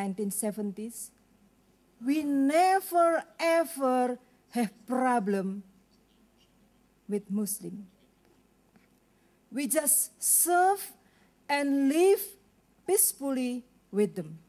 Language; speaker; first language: English; non-native, learner; Indonesian